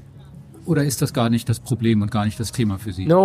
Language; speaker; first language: German; native; German